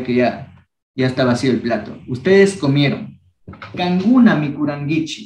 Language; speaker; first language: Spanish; non-native, local second language; Quechua